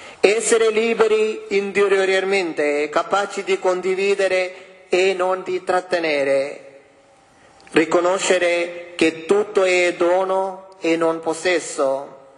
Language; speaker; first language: Italian; non-native, fluent; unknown